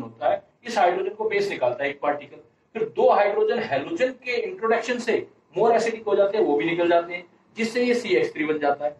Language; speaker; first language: Hindi; native; Hindi